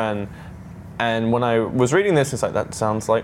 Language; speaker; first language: English; native; English